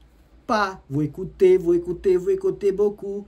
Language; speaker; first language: French; non-native, learner; Portuguese